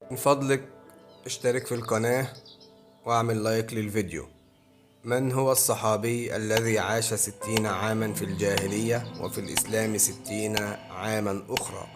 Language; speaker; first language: Arabic; native; Arabic